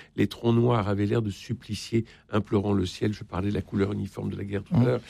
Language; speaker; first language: French; native; French